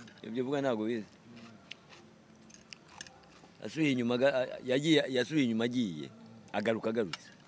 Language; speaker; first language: French; non-native, local second language; Kinyarwanda